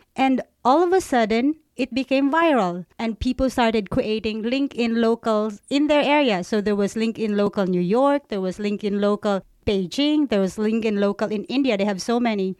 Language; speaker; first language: English; non-native, local second language; Cebuano